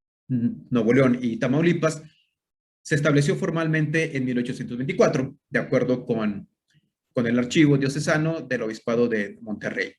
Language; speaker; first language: Spanish; native; Spanish